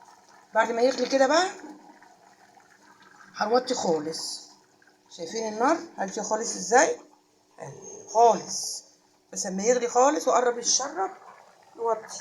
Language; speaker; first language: Arabic; native; Arabic